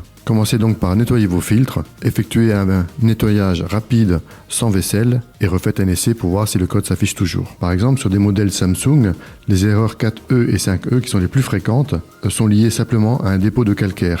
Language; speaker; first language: French; native; French